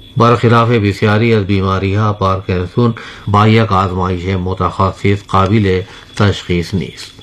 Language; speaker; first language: Persian; non-native, fluent; Urdu